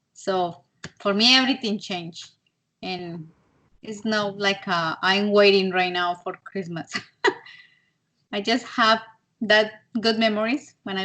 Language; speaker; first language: English; non-native, learner; Spanish